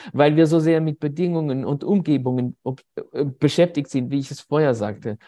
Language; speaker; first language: German; non-native, fluent; French